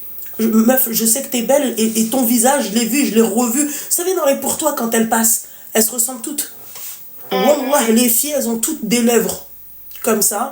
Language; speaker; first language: French; native; French